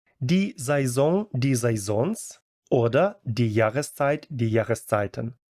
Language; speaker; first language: German; non-native, fluent; Ukrainian